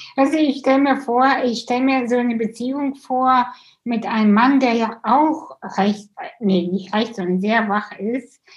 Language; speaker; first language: German; early bilingual, other home language; Russian